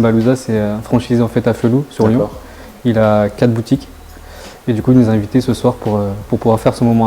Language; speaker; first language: French; native; French